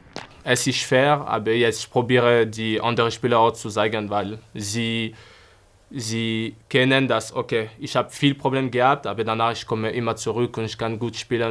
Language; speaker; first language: German; non-native, fluent; French